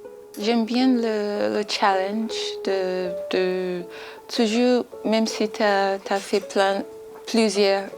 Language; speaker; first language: French; non-native, fluent; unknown